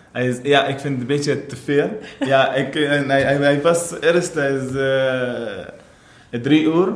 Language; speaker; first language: Dutch; non-native, learner; Arabic